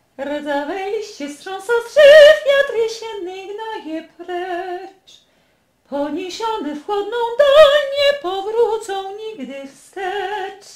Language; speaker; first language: Polish; native; Polish